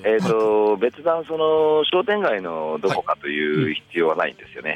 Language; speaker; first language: Japanese; native; Japanese